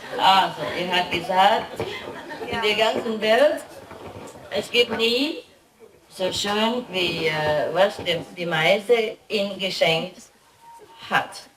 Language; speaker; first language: German; non-native, learner; Vietnamese